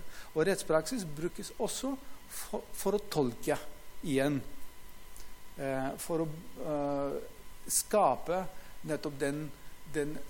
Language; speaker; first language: Norwegian; non-native, fluent; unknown